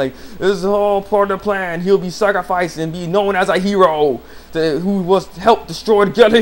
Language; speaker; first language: English; native; English